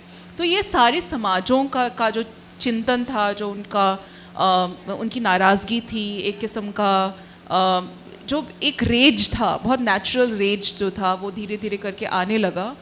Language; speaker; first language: Hindi; native; Hindi